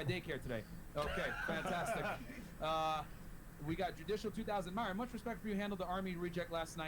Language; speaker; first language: English; native; English